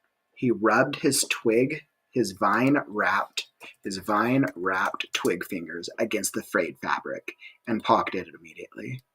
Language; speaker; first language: English; native; English